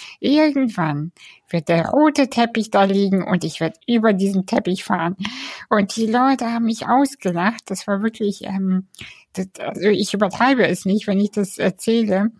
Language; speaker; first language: German; early bilingual, other home language; Russian